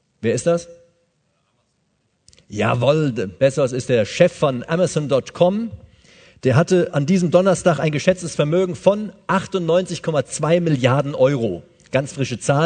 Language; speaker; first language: German; native; German